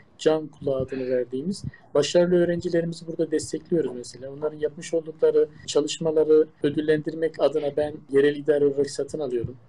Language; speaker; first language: Turkish; native; Turkish